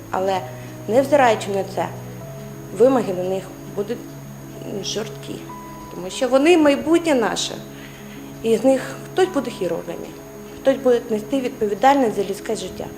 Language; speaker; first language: Ukrainian; native; Ukrainian